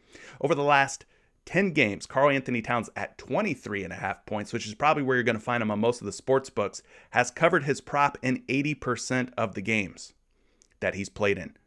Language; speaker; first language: English; native; English